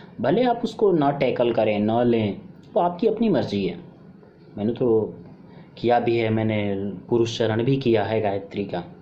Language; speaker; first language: Hindi; non-native, local second language; Bhojpuri